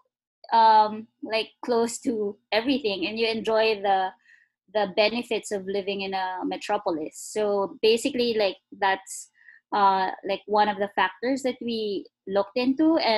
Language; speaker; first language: English; non-native, local second language; Filipino